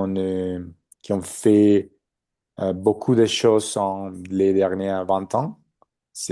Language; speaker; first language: French; non-native, learner; Spanish